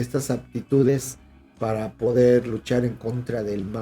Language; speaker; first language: Spanish; native; Spanish